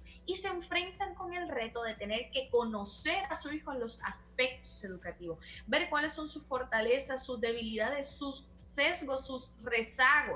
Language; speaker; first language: Spanish; native; Spanish